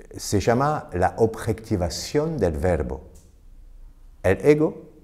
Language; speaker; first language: Spanish; non-native, fluent; French